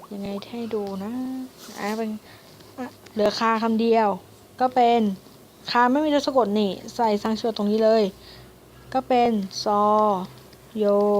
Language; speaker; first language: Thai; native; Thai